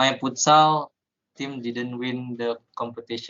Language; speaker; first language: English; non-native, learner; Indonesian